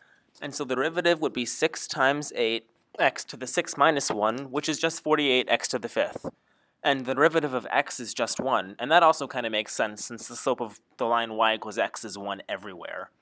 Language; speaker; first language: English; native; English